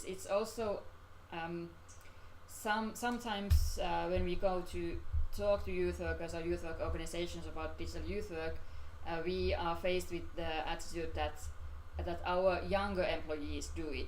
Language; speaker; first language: English; non-native, fluent; Finnish